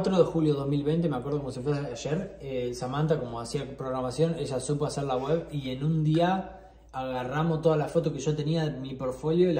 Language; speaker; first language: Spanish; native; Spanish